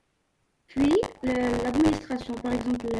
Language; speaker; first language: French; non-native, local second language; Arabic